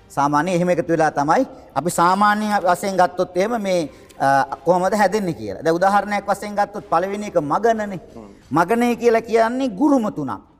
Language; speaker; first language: Sinhala; native; Sinhala